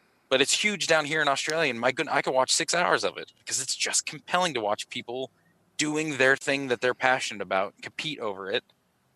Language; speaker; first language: English; native; English